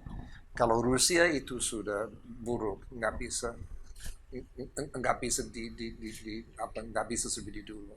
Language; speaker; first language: Indonesian; non-native, fluent; English